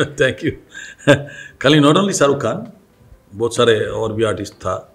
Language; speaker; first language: Hindi; non-native, local second language; Bangla